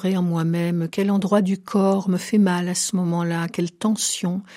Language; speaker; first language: French; native; French